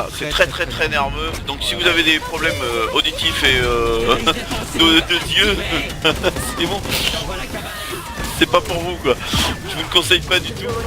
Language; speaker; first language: French; native; French